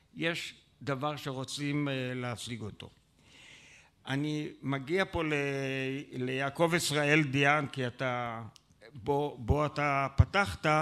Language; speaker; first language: Hebrew; native; Hebrew